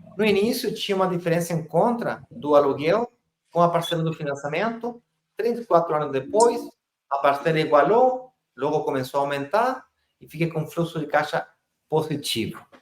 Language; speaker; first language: Portuguese; non-native, fluent; Spanish